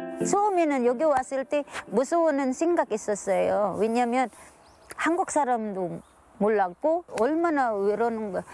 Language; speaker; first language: Korean; non-native, learner; Filipino